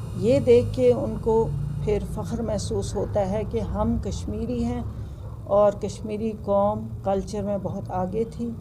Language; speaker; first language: Urdu; non-native, local second language; Kashmiri